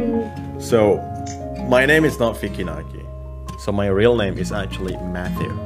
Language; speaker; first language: English; non-native, fluent; Indonesian